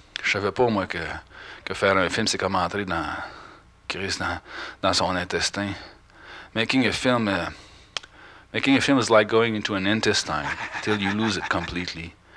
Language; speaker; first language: French; native; French